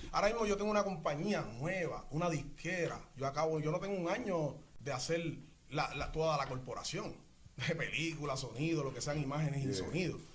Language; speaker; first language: Spanish; early bilingual, other home language; English